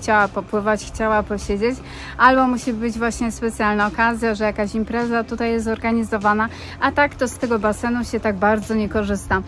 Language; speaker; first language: Polish; native; Polish